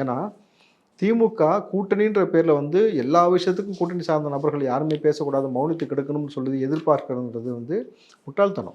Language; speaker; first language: Tamil; native; Tamil